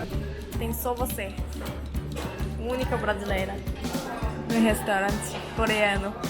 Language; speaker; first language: Portuguese; non-native, fluent; Korean